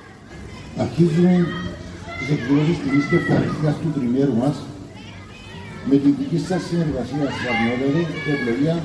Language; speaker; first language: Greek; native; Greek